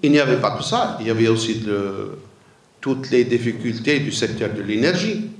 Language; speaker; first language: French; non-native, local second language; Arabic